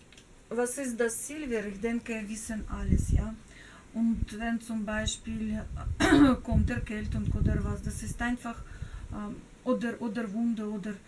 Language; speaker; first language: German; non-native, learner; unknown